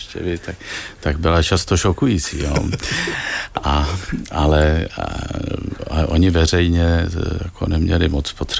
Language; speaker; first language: Czech; native; Czech